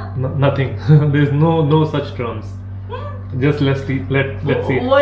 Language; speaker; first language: English; non-native, local second language; Hindi